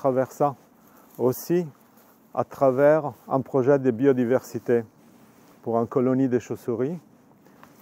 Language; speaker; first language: French; non-native, fluent; Italian